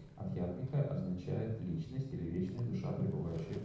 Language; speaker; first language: Russian; native; Russian